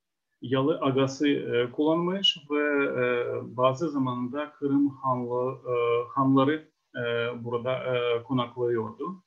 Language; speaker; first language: Turkish; non-native, fluent; Ukrainian